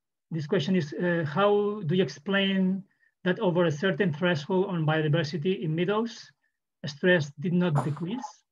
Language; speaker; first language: English; non-native, fluent; Catalan